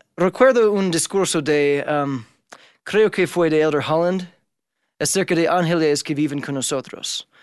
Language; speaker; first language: Spanish; non-native, fluent; English